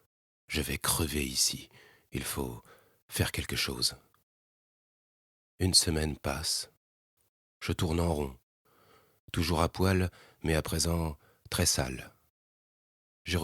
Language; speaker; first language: French; native; French